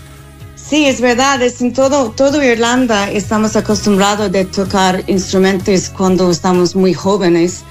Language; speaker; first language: Spanish; non-native, fluent; English